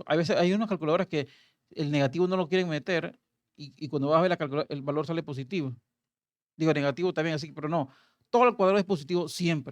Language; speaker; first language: Spanish; native; Spanish